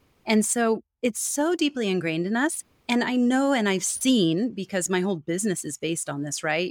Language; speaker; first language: English; native; English